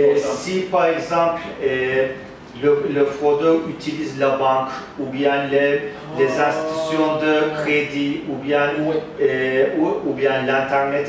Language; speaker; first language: French; non-native, fluent; Turkish